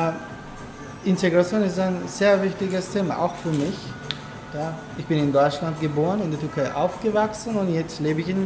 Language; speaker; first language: German; non-native, learner; Turkish